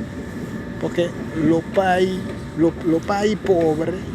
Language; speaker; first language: Spanish; non-native, fluent; Haitian Creole